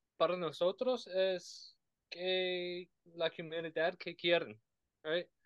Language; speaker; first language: Spanish; non-native, learner; English